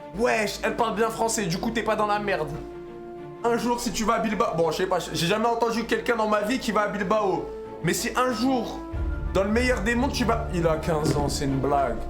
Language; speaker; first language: French; native; French